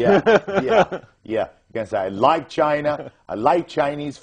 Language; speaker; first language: English; non-native, fluent; Chinese